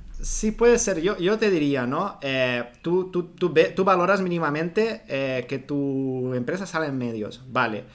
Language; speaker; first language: Spanish; non-native, fluent; Portuguese